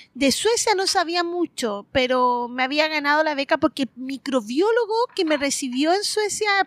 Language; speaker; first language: Spanish; native; Spanish